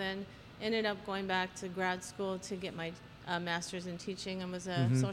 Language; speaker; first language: English; native; English